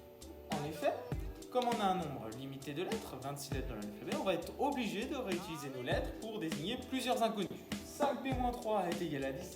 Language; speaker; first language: French; native; French